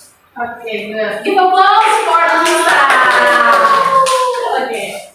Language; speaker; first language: English; non-native, learner; Indonesian